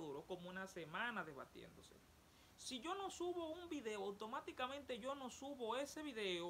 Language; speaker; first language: Spanish; native; Spanish